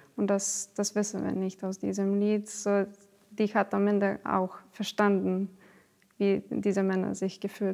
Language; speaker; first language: German; non-native, fluent; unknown